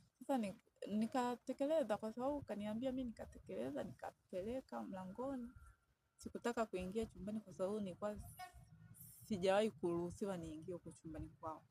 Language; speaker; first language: Swahili; native; Swahili